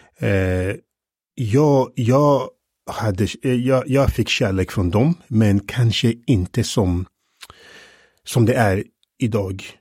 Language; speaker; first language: Swedish; non-native, fluent; English